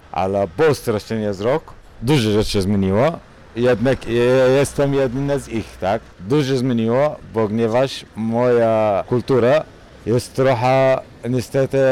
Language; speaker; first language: Polish; non-native, learner; Arabic